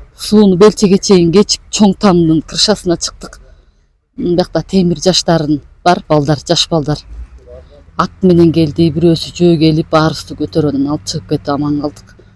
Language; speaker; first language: Kyrgyz; native; Kyrgyz